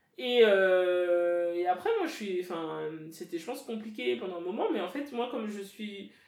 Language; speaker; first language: French; native; French